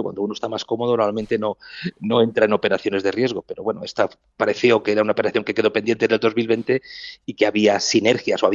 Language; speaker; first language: Spanish; native; Spanish